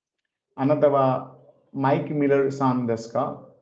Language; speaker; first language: Japanese; non-native, fluent; Hindi